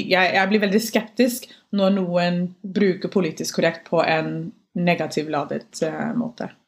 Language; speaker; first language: Norwegian; non-native, fluent; English